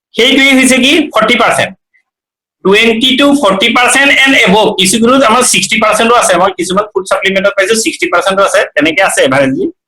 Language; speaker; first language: Assamese; non-native, local second language; Bangla